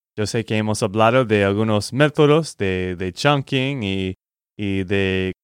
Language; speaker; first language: Spanish; non-native, fluent; English